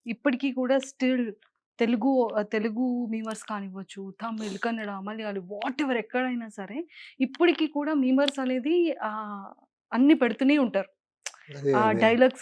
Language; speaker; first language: Telugu; native; Telugu